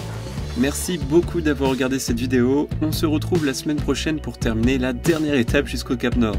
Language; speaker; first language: French; native; French